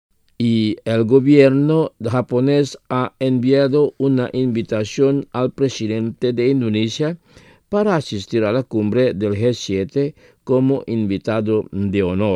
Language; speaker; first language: Spanish; non-native, fluent; Indonesian